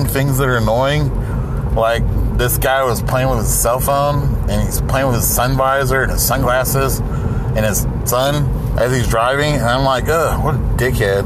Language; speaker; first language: English; native; English